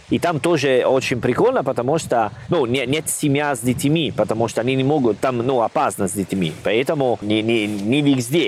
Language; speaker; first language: Russian; non-native, learner; Italian